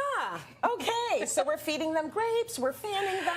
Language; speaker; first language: English; native; English